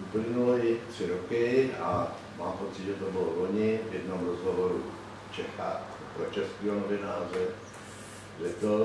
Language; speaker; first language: Czech; native; Czech